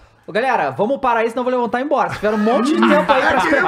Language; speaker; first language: Portuguese; native; Portuguese